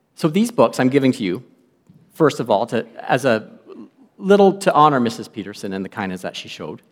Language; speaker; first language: English; native; English